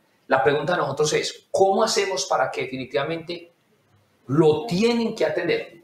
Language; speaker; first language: Spanish; native; Spanish